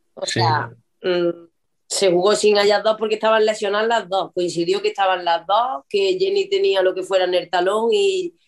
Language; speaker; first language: Spanish; native; Spanish